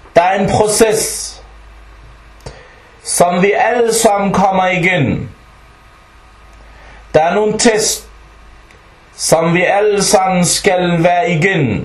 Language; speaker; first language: Danish; early bilingual, other home language; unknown